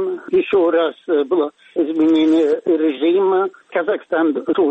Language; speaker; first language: Russian; non-native, fluent; Swedish